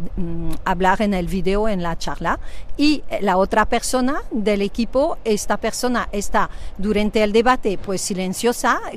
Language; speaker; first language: Spanish; non-native, fluent; French